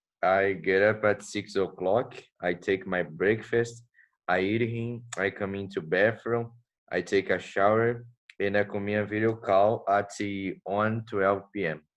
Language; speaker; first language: English; non-native, learner; Portuguese